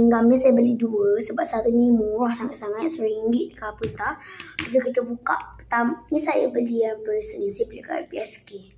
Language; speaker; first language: Malay; native; Malay